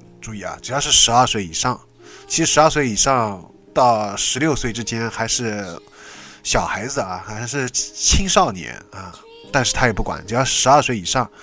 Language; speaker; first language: Chinese; native; Chinese